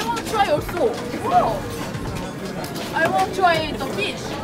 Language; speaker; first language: English; non-native, learner; Korean